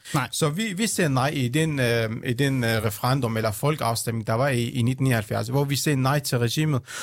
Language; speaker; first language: Danish; early bilingual, other home language; Central Kurdish